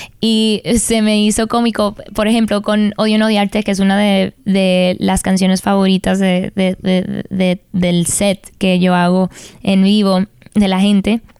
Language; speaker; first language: Spanish; early bilingual, heritage; Spanish